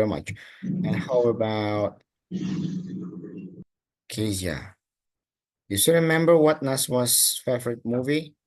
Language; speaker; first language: English; non-native, local second language; Indonesian